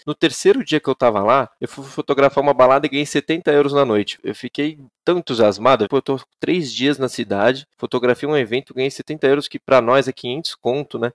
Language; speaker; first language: Portuguese; native; Portuguese